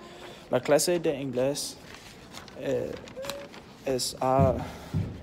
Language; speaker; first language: Spanish; non-native, learner; English